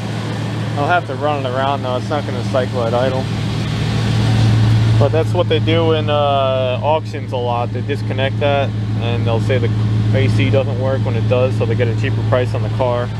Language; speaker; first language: English; native; English